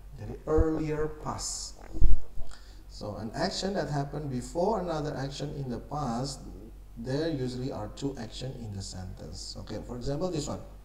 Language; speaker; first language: English; non-native, fluent; Indonesian